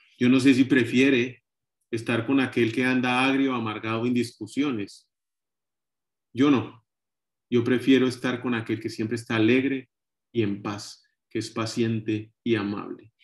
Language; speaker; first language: Spanish; native; Spanish